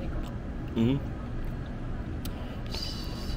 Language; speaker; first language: Spanish; native; Spanish